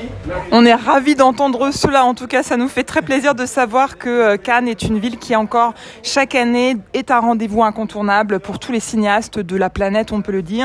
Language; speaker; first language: French; native; French